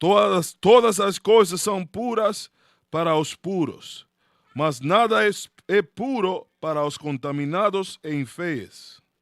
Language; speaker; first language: Portuguese; non-native, learner; Spanish